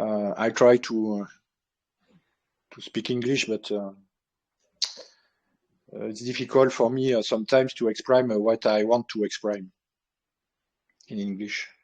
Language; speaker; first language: English; non-native, learner; French